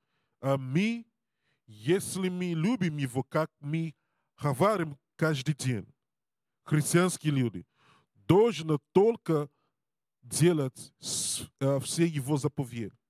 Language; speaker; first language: Russian; non-native, learner; Portuguese